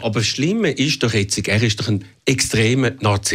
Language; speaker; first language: German; native; German